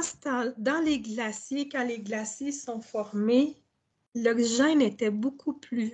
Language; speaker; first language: French; native; French